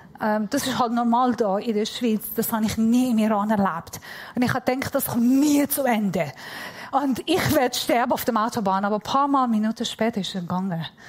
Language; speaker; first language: German; non-native, fluent; Persian